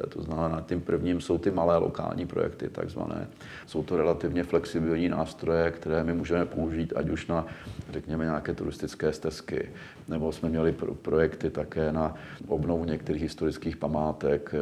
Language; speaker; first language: Czech; native; Czech